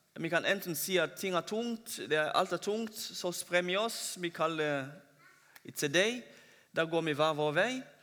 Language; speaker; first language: Norwegian; non-native, fluent; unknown